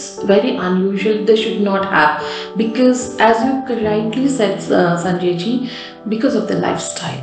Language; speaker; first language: English; non-native, local second language; Hindi